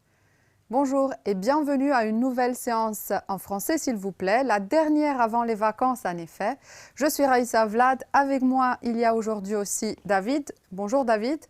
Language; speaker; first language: French; non-native, fluent; Romanian